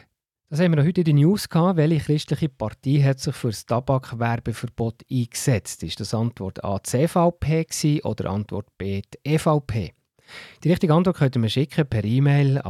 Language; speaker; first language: German; native; German